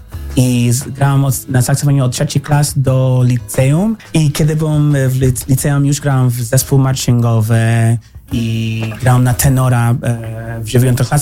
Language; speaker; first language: Polish; early bilingual, heritage; English